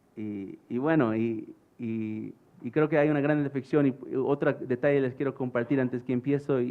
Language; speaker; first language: Spanish; early bilingual, heritage; English